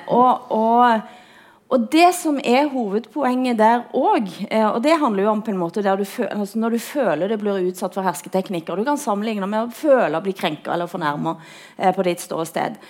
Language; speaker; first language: Norwegian; native; Norwegian